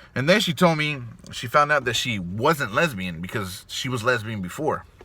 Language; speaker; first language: English; native; English